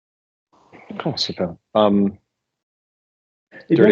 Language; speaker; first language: French; non-native, learner; English